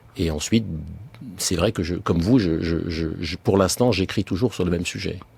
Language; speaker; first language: French; native; French